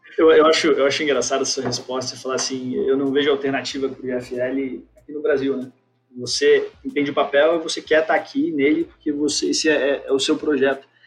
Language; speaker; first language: Portuguese; native; Portuguese